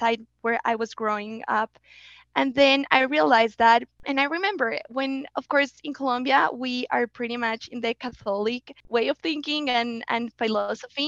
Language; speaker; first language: English; non-native, fluent; Spanish